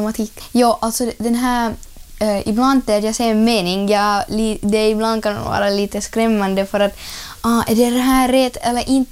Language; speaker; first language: Swedish; early bilingual, other home language; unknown